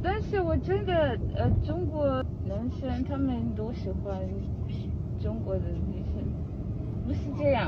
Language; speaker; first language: Chinese; non-native, learner; English